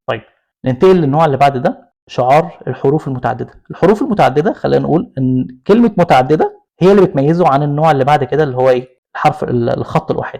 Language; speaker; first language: Arabic; native; Arabic